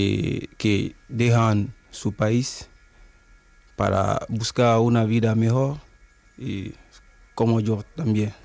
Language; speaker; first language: Spanish; non-native, learner; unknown